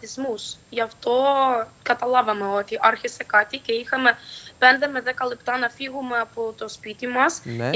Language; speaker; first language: Greek; non-native, fluent; Ukrainian